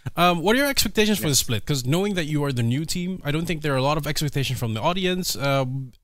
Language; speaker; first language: English; non-native, fluent; Dutch